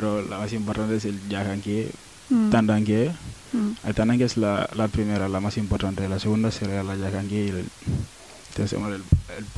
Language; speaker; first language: Spanish; non-native, learner; Wolof